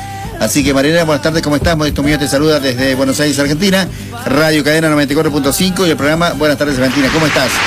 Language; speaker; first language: Spanish; native; Spanish